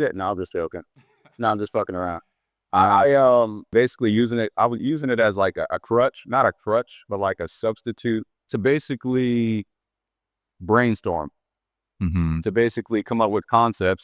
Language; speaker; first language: English; native; English